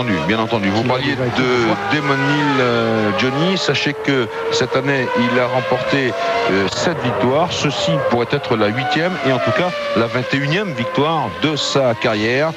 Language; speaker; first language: French; native; French